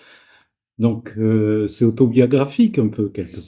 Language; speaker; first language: French; native; French